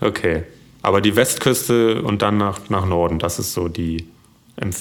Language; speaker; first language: German; native; German